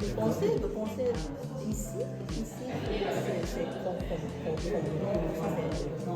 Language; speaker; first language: French; non-native, learner; Japanese